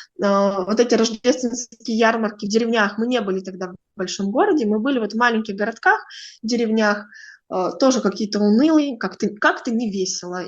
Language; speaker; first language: Russian; native; Russian